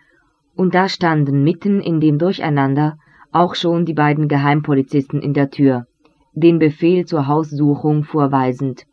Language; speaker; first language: German; native; German